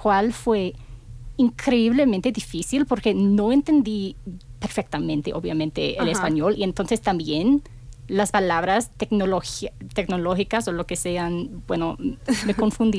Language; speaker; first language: Spanish; non-native, fluent; English